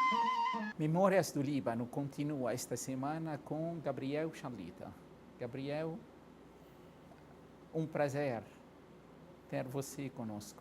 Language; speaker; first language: Portuguese; non-native, fluent; Arabic